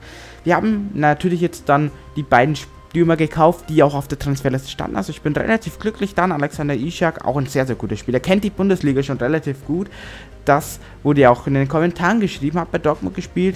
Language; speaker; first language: German; native; German